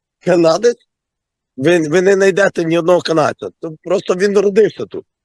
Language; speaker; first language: Ukrainian; native; Ukrainian